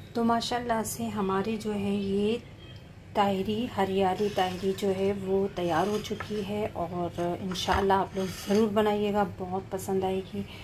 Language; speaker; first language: Hindi; native; Hindi